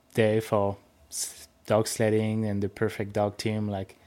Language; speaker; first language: English; non-native, fluent; French